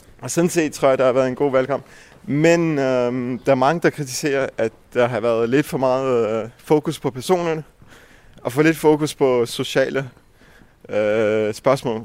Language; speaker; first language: Danish; early bilingual, heritage; Danish